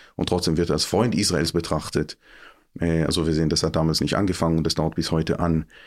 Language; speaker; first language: German; non-native, fluent; Hebrew